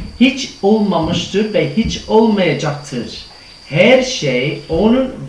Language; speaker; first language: Turkish; non-native, fluent; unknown